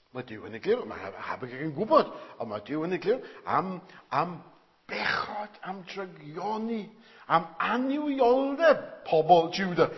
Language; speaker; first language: Welsh; native; Welsh